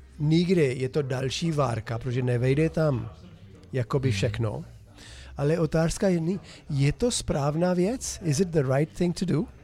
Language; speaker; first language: Czech; non-native, fluent; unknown